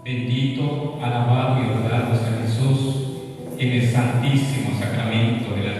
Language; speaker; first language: Spanish; native; Spanish